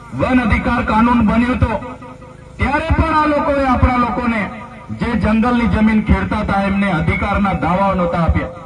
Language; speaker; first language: Gujarati; non-native, local second language; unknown